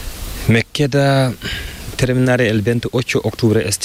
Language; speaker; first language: Spanish; non-native, learner; Fula